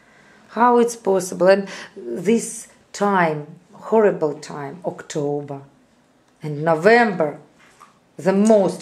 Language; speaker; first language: English; non-native, learner; Russian